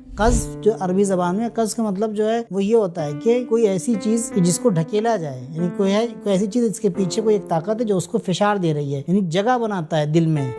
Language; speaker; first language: Urdu; native; Urdu